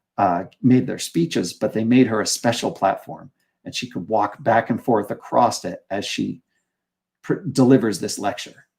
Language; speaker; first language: English; native; English